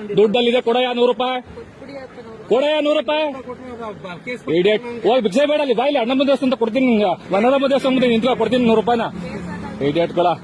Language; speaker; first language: Kannada; native; Kannada